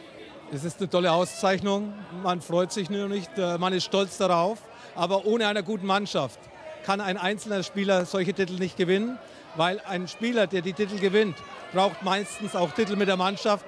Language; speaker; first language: German; native; German